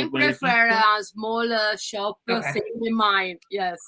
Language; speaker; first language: English; non-native, learner; Italian